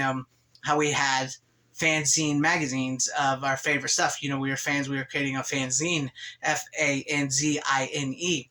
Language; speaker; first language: English; native; English